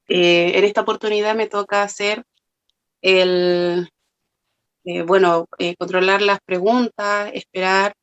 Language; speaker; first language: Spanish; native; Spanish